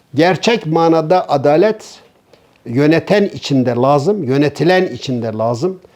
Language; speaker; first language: Turkish; native; Turkish